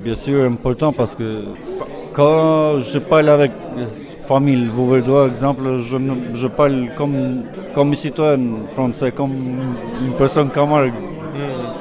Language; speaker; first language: French; non-native, learner; Albanian